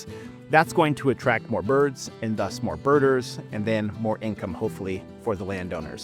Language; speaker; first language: English; native; English